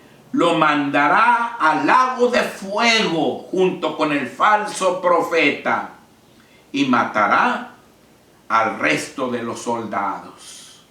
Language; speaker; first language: Spanish; native; Spanish